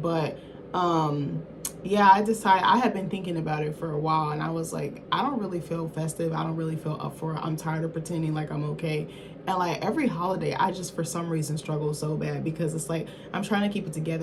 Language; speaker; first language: English; native; English